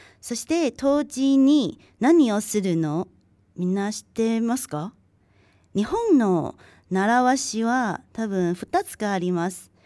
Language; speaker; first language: Japanese; non-native, fluent; Chinese